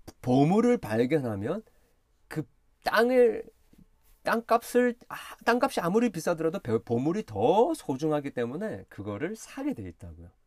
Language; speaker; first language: Korean; early bilingual, heritage; Korean